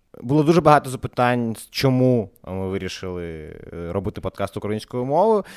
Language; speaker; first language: Ukrainian; non-native, local second language; Russian